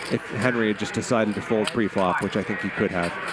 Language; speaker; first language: English; native; English